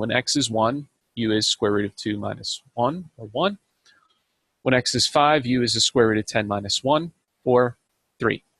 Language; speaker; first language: English; native; English